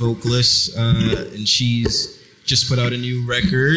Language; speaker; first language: English; early bilingual, other home language; French